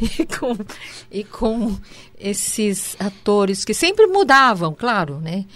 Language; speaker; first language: Portuguese; early bilingual, other home language; Japanese